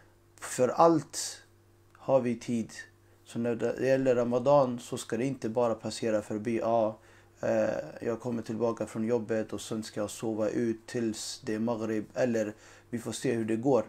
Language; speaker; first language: Swedish; non-native, fluent; Urdu